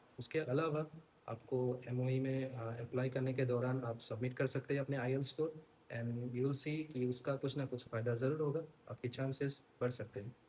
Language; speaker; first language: Hindi; non-native, local second language; Assamese